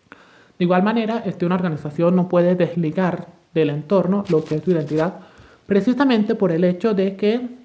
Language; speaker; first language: Spanish; native; Spanish